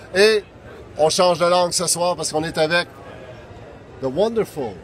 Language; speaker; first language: French; native; French